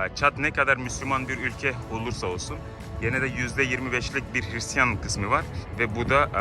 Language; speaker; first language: Turkish; non-native, fluent; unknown